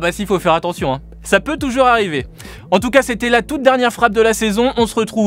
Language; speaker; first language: French; native; French